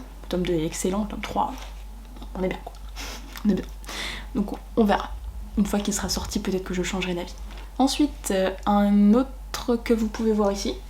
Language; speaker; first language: French; native; French